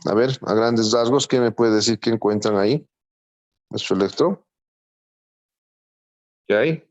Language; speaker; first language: Spanish; native; Spanish